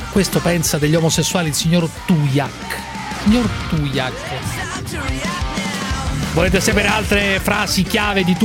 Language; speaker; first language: Italian; native; Italian